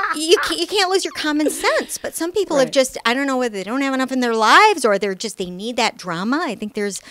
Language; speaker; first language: English; native; English